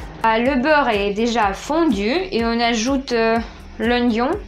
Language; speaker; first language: French; non-native, fluent; Russian